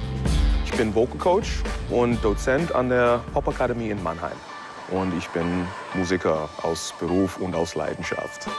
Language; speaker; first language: German; non-native, fluent; English